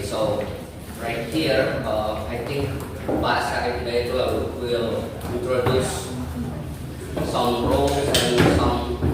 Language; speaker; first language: English; non-native, learner; Indonesian